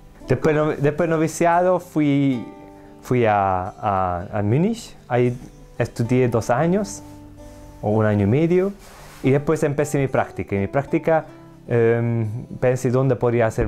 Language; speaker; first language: Spanish; non-native, learner; Hungarian